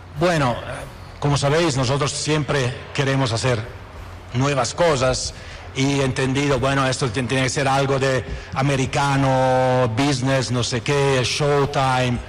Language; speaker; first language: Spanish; non-native, fluent; Italian